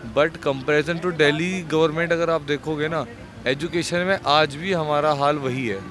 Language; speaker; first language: Hindi; native; Hindi